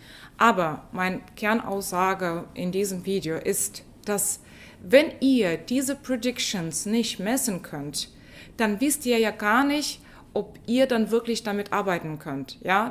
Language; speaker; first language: German; non-native, fluent; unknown